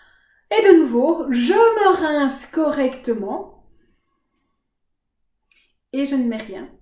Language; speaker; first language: French; native; French